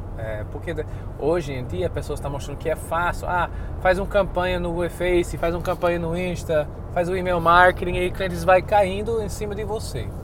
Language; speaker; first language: Portuguese; non-native, fluent; English